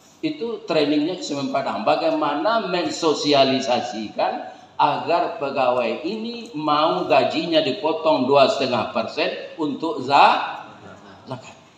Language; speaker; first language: Malay; non-native, local second language; Minangkabau